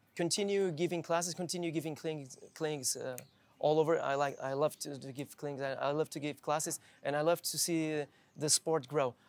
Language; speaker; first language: English; non-native, fluent; Portuguese